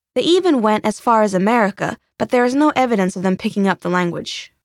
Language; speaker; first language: English; non-native, fluent; Swedish